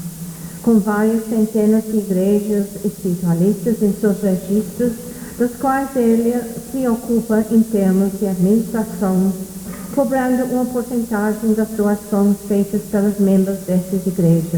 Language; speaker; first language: Portuguese; non-native, fluent; English